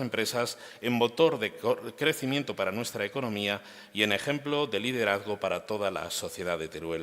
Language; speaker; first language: Spanish; native; Spanish